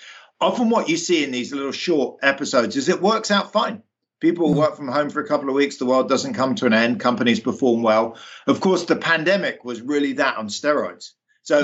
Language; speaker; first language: English; native; English